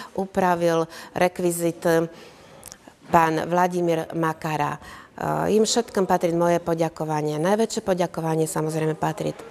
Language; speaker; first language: Slovak; non-native, local second language; Rusyn